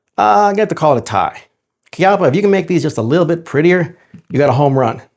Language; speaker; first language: English; native; English